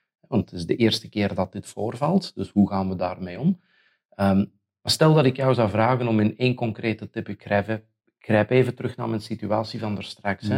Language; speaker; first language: Dutch; native; Dutch